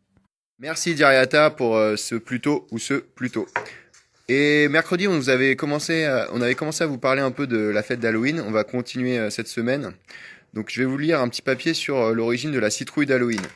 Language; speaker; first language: French; native; French